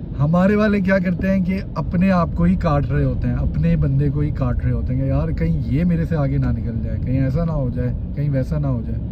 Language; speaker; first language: Urdu; native; Urdu